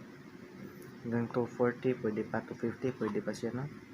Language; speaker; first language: Filipino; non-native, local second language; Cebuano